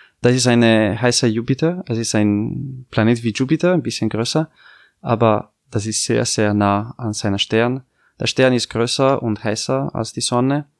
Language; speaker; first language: German; non-native, fluent; Italian